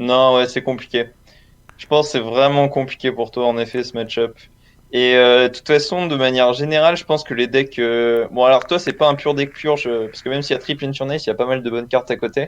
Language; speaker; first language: French; native; French